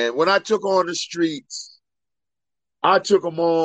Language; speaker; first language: English; native; English